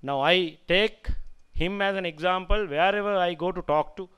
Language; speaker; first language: English; non-native, local second language; Sinhala